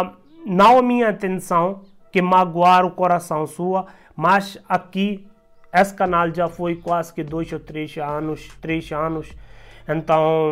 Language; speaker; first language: Portuguese; non-native, learner; Hindi